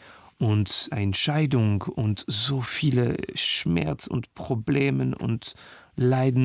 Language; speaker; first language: German; non-native, learner; French